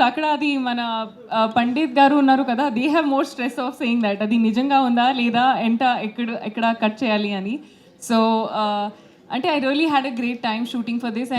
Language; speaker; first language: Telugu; non-native, local second language; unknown